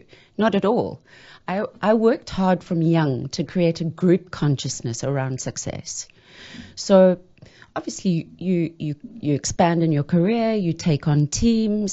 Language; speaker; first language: English; native; English